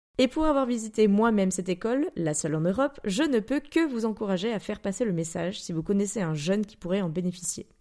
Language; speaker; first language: French; native; French